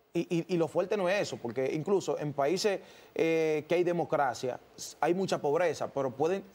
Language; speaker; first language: Spanish; native; Spanish